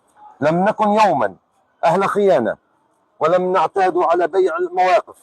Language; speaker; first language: Arabic; native; Arabic